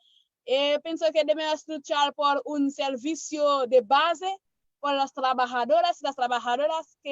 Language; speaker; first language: Spanish; non-native, learner; Haitian Creole